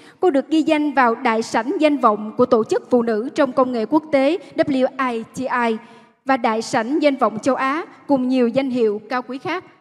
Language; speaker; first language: Vietnamese; native; Vietnamese